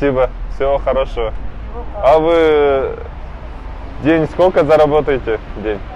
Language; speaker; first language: Russian; non-native, learner; Kazakh